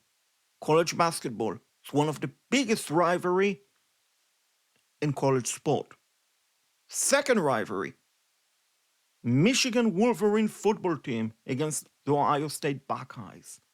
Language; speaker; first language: English; non-native, fluent; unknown